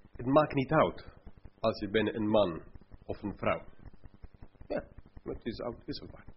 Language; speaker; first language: Dutch; non-native, fluent; English